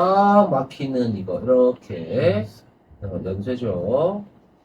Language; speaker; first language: Korean; native; Korean